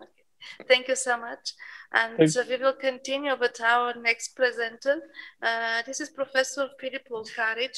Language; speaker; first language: English; non-native, fluent; Bulgarian